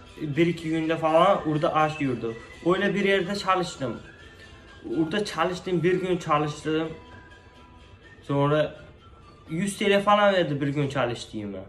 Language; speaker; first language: Turkish; non-native, learner; Uzbek